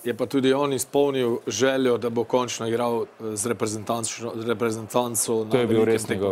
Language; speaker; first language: Slovenian; native; Slovenian